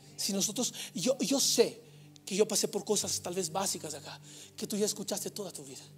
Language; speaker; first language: Spanish; non-native, fluent; Portuguese